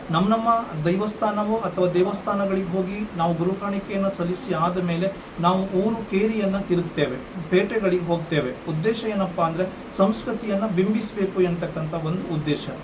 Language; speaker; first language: Kannada; non-native, local second language; Marathi